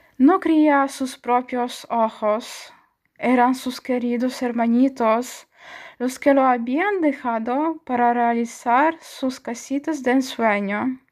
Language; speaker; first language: Spanish; non-native, fluent; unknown